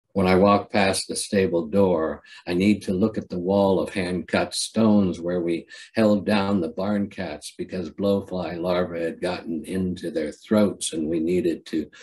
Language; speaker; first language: English; native; English